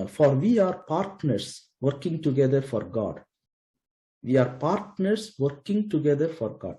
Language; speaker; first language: English; non-native, local second language; Tamil